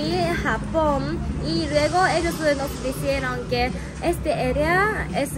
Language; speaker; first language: Spanish; non-native, learner; Japanese